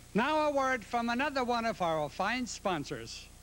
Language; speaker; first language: English; native; English